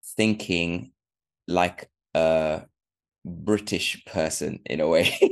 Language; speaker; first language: English; native; English